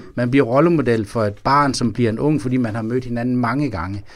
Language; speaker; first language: Danish; native; Danish